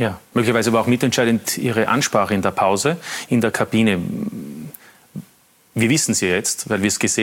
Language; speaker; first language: German; native; German